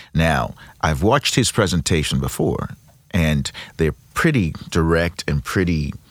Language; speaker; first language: English; non-native, local second language; Yoruba